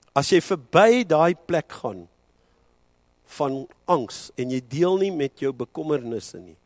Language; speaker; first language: Afrikaans; early bilingual, heritage; Afrikaans